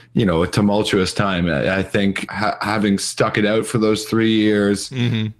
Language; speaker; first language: English; native; English